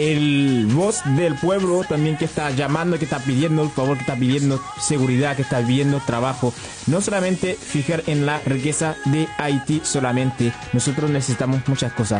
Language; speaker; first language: Spanish; non-native, learner; Haitian Creole